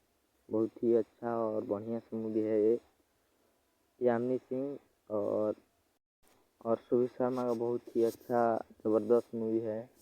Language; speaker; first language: Hindi; non-native, local second language; Bhojpuri